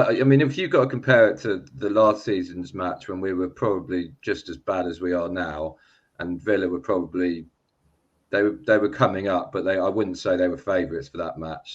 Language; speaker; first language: English; native; English